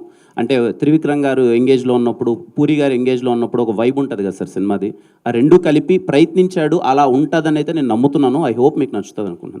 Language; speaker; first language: Telugu; native; Telugu